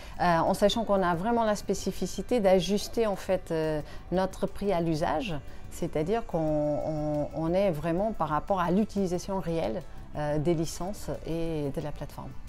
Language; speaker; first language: French; non-native, fluent; Portuguese